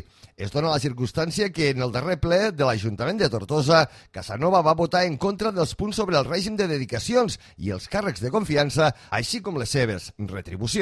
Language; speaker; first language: Catalan; native; Catalan